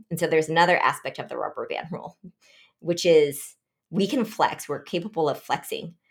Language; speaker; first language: English; early bilingual, other home language; Vietnamese